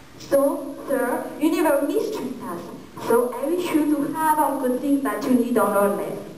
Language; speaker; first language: English; non-native, learner; Malagasy